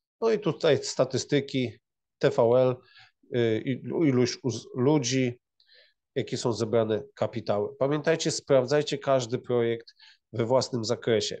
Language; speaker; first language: Polish; native; Polish